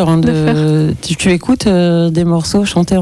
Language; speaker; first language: French; native; French